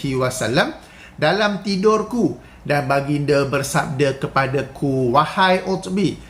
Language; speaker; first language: Malay; native; Malay